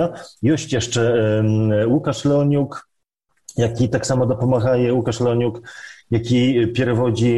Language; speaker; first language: Polish; non-native, local second language; Belarusian